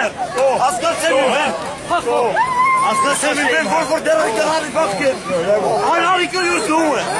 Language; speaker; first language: Norwegian; non-native, learner; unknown